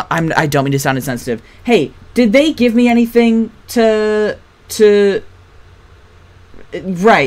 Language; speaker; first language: English; native; English